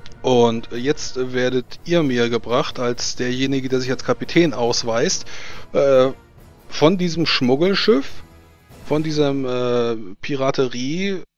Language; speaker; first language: German; native; German